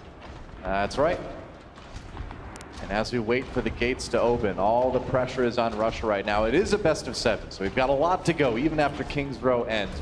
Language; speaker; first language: English; native; English